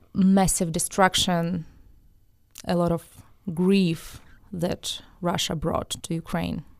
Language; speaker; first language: English; non-native, fluent; Russian